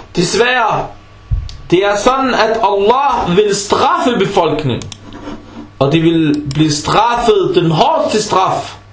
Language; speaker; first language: Danish; non-native, fluent; Arabic